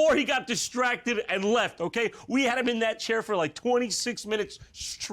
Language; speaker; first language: English; native; English